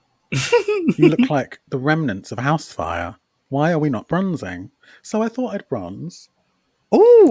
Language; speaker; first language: English; native; English